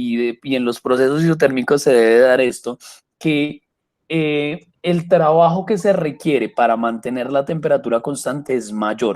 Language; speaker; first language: Spanish; native; Spanish